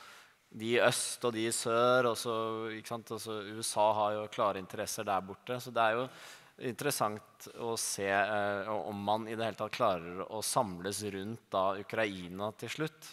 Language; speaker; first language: Norwegian; native; Norwegian